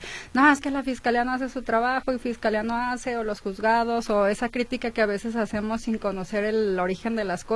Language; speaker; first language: Spanish; native; Spanish